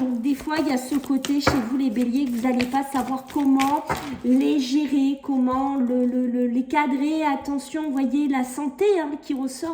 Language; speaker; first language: French; native; French